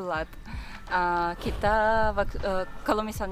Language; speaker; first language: Indonesian; non-native, fluent; Russian